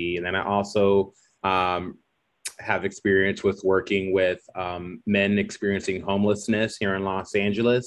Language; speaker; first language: English; native; English